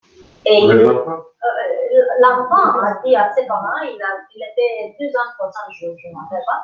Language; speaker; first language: French; non-native, learner; English